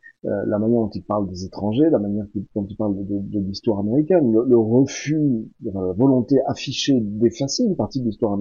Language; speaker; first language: French; native; French